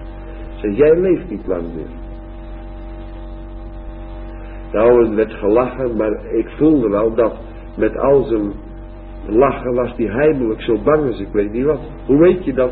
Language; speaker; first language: Dutch; native; Dutch